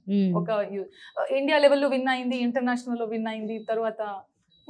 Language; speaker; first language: Telugu; non-native, learner; Kannada